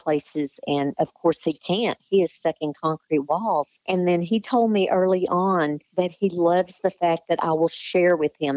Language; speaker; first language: English; native; English